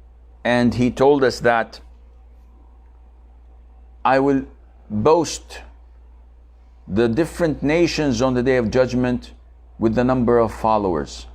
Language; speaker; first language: English; non-native, fluent; Arabic